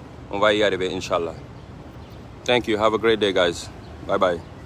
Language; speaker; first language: English; non-native, fluent; Wolof